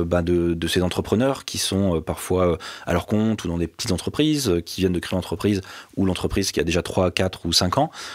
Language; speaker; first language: French; native; French